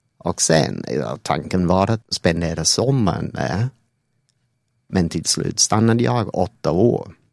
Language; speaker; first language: Swedish; non-native, fluent; English